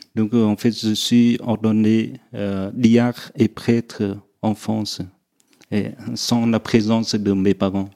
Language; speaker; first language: French; non-native, fluent; Vietnamese